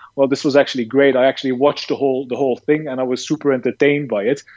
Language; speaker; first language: English; non-native, fluent; Dutch